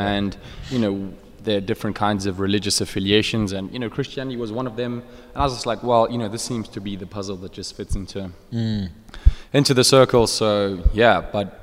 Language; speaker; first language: English; native; English